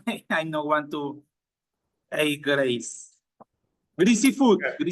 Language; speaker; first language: English; non-native, learner; Spanish